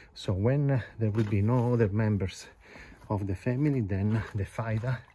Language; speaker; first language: English; non-native, fluent; Italian